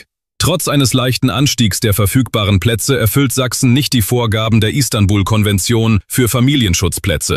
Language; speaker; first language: German; native; German